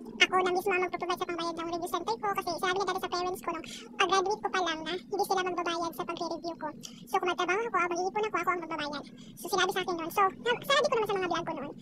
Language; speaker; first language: Filipino; native; Filipino